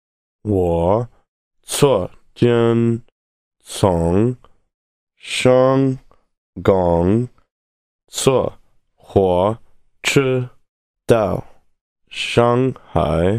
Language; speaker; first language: Chinese; non-native, learner; English